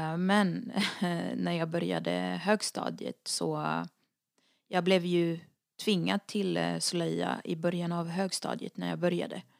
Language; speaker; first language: Swedish; early bilingual, other home language; Arabic